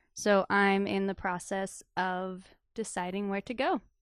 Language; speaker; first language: English; native; English